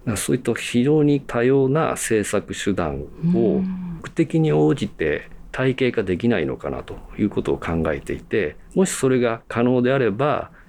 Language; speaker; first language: Japanese; native; Japanese